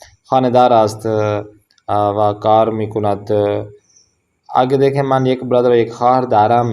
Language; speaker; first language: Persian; non-native, fluent; Urdu